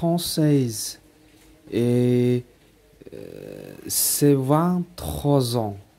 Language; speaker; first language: French; non-native, learner; Khmer